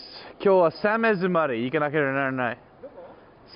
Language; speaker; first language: Japanese; non-native, fluent; English